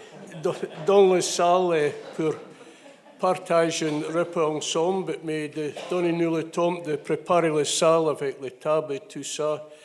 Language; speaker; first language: French; non-native, fluent; English